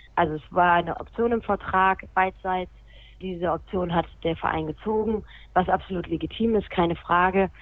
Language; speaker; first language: German; native; German